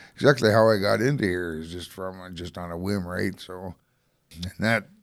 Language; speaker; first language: English; native; English